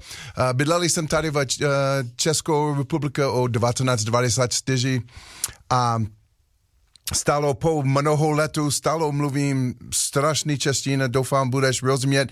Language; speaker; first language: Czech; non-native, learner; English